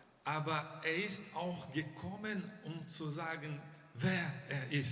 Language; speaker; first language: German; non-native, fluent; Portuguese